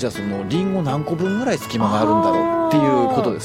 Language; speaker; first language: Japanese; native; Japanese